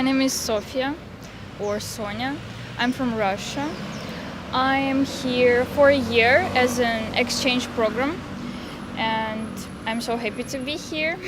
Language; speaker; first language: English; non-native, fluent; Russian